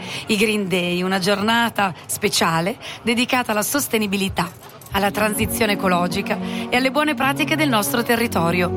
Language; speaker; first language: Italian; native; Italian